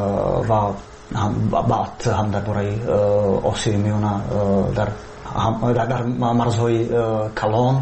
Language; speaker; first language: Persian; non-native, fluent; Czech